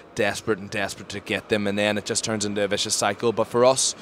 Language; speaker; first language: English; native; English